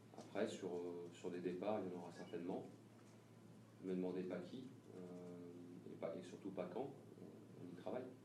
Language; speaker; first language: French; native; French